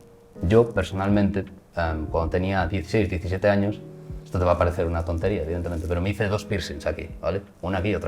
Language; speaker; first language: Spanish; native; Spanish